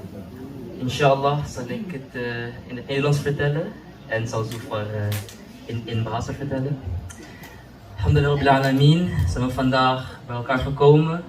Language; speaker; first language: Dutch; early bilingual, other home language; Indonesian